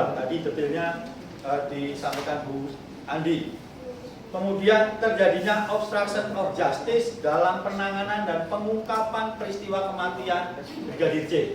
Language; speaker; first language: Indonesian; native; Indonesian